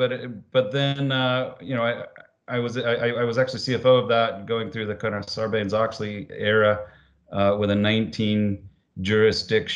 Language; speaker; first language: English; native; English